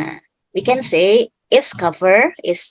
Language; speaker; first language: English; non-native, fluent; Indonesian